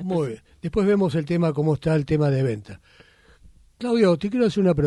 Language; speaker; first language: Spanish; native; Spanish